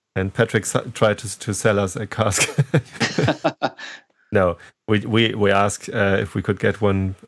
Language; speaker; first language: English; non-native, fluent; German